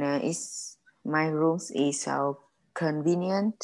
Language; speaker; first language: English; non-native, learner; Vietnamese